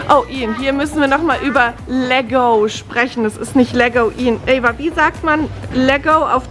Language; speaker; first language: German; native; German